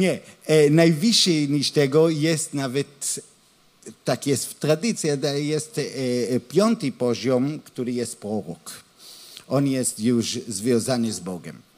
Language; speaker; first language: Polish; non-native, learner; Hebrew